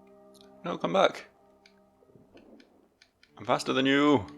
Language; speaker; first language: English; native; English